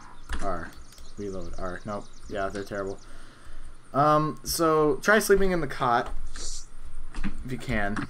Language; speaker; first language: English; native; English